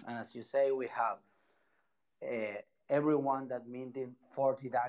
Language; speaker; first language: English; non-native, fluent; Spanish